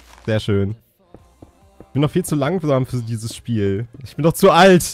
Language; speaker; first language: German; native; German